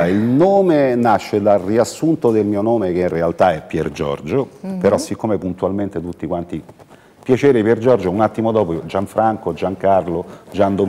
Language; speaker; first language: Italian; native; Italian